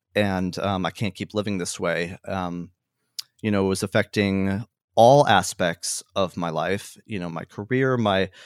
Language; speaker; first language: English; native; English